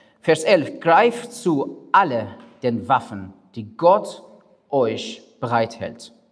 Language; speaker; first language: German; non-native, fluent; Persian